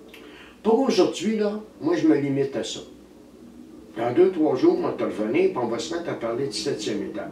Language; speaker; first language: French; native; French